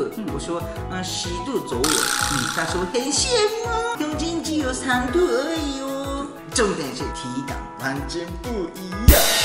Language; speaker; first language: Chinese; non-native, fluent; Japanese